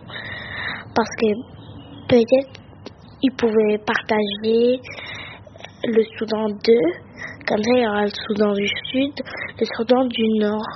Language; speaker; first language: French; early bilingual, other home language; Arabic